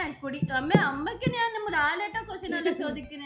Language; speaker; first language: Malayalam; non-native, learner; Tamil